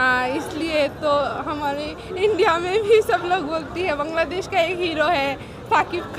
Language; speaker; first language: Hindi; non-native, learner; Bangla